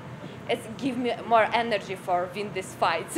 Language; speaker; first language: English; non-native, learner; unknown